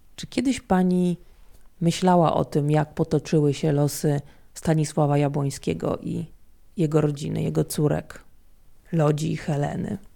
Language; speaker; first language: Polish; native; Polish